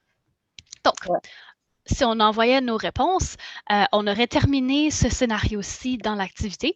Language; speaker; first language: French; native; French